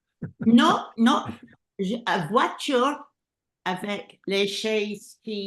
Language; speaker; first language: French; non-native, learner; English